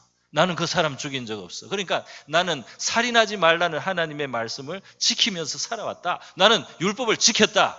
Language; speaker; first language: Korean; native; Korean